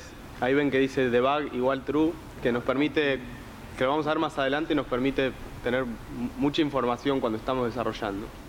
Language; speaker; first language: Spanish; native; Spanish